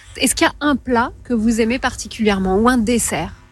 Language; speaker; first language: French; native; French